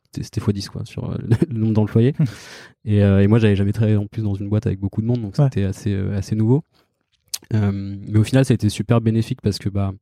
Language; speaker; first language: French; native; French